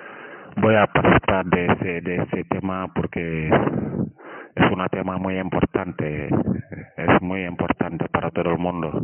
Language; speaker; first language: Spanish; non-native, fluent; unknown